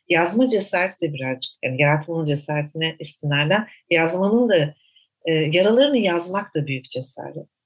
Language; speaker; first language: Turkish; native; Turkish